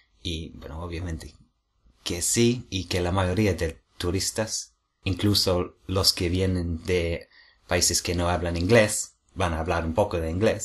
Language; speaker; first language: Spanish; non-native, fluent; English